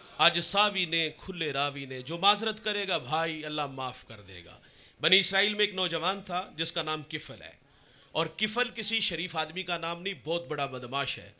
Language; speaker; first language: Urdu; non-native, local second language; Punjabi